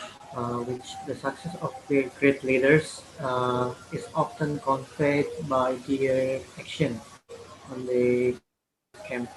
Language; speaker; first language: English; non-native, learner; Malay